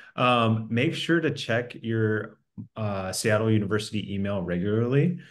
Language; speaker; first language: English; native; English